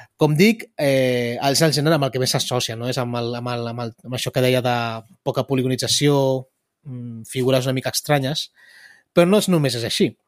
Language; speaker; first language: Catalan; early bilingual, other home language; Spanish